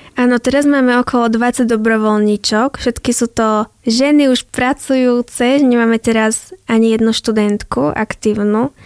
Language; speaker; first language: Slovak; native; Slovak